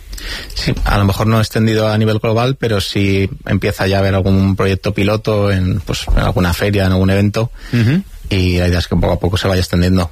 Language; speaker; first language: Spanish; native; Spanish